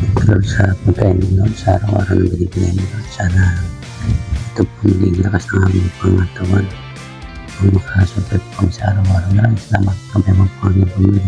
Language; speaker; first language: Filipino; non-native, local second language; Bikol